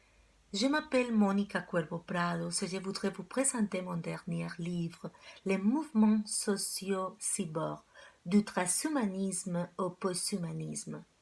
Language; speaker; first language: French; non-native, fluent; Spanish